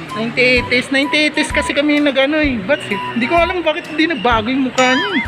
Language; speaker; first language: Filipino; non-native, local second language; Hiligaynon